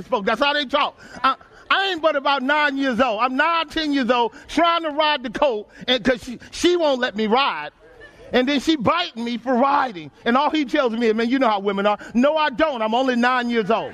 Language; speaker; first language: English; native; English